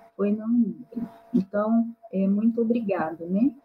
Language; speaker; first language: Portuguese; native; Portuguese